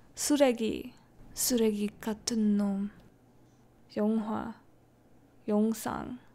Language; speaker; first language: Korean; non-native, learner; English